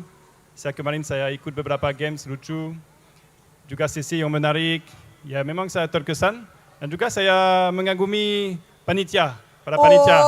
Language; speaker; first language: Indonesian; non-native, fluent; French